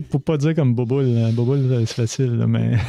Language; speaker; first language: French; native; French